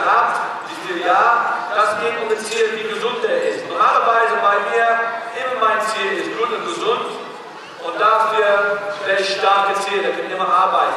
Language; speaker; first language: German; non-native, learner; English